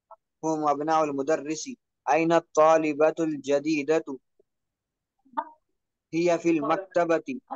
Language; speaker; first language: Arabic; non-native, learner; Urdu